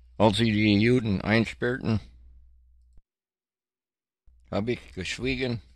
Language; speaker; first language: German; non-native, learner; English